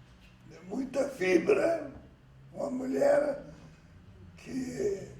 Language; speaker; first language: Portuguese; early bilingual, other home language; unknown